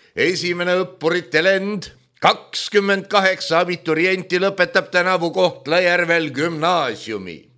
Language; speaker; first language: Estonian; native; Estonian